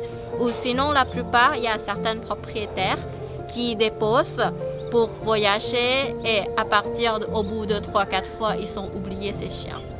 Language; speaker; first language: French; non-native, learner; Thai